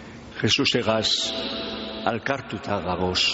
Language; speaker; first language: Basque; native; Basque